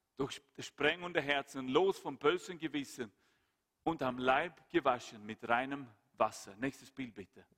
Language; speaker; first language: German; non-native, fluent; Swedish